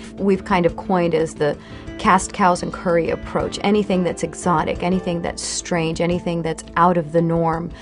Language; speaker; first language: English; native; English